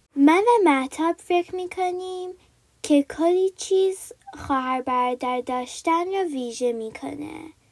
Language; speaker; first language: Persian; early bilingual, heritage; Persian